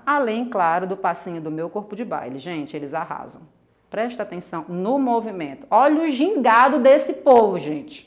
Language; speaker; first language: Portuguese; native; Portuguese